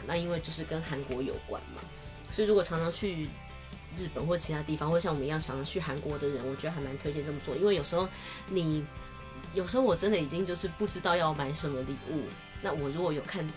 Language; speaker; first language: Chinese; native; Chinese